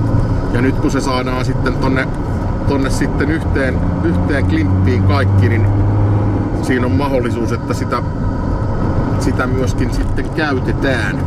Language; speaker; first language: Finnish; native; Finnish